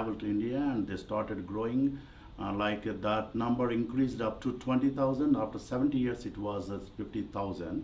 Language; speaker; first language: English; non-native, local second language; Telugu